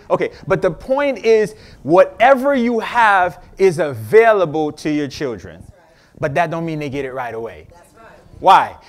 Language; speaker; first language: English; native; English